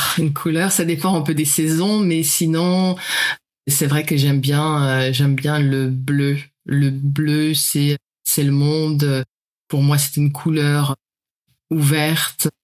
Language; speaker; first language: French; non-native, fluent; Dutch